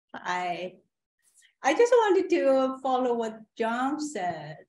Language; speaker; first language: English; non-native, fluent; Chinese